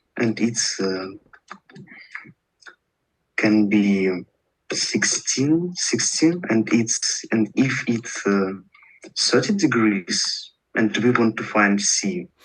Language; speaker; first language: English; non-native, learner; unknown